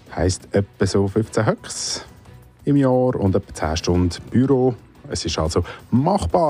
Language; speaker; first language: German; native; German